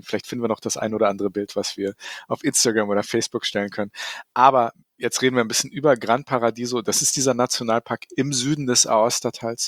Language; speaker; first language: German; native; German